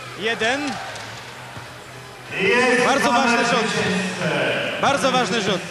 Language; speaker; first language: Polish; native; Polish